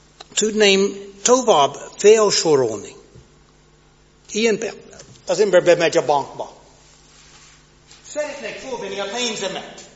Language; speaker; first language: Hungarian; non-native, fluent; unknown